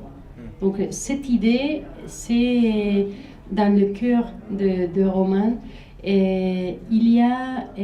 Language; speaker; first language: French; non-native, fluent; Spanish